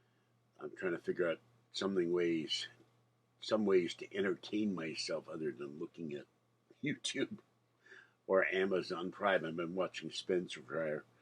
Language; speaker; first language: English; native; English